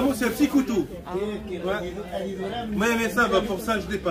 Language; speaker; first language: French; native; French